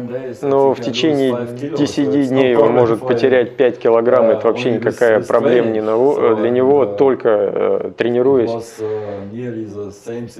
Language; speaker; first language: Russian; non-native, fluent; German